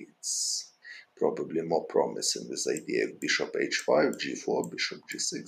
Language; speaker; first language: English; non-native, fluent; Ukrainian